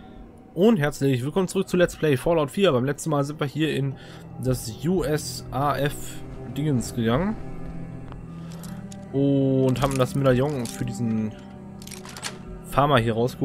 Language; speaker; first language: German; native; German